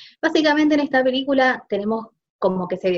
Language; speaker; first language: Spanish; native; Spanish